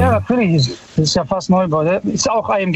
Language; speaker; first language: German; early bilingual, other home language; Italian